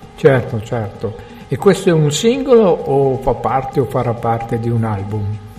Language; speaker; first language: Italian; native; Italian